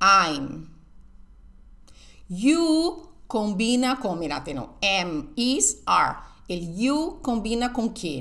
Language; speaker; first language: Spanish; non-native, fluent; Portuguese